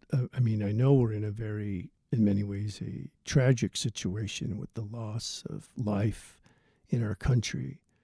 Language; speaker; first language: English; native; English